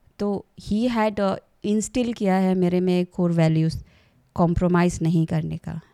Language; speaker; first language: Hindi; non-native, local second language; Assamese